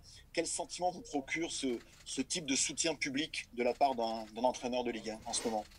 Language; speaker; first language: French; native; French